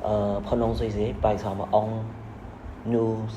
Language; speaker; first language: French; non-native, learner; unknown